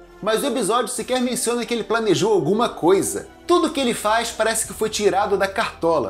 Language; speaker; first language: Portuguese; native; Portuguese